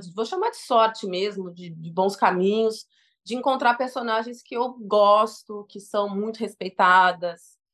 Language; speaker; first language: Portuguese; native; Portuguese